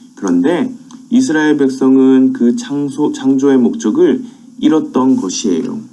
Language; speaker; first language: Korean; native; Korean